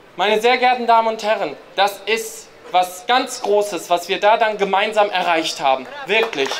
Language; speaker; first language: German; early bilingual, other home language; Greek